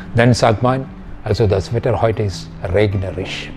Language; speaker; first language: German; non-native, fluent; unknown